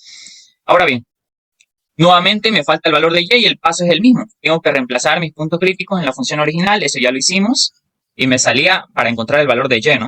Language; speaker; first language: Spanish; native; Spanish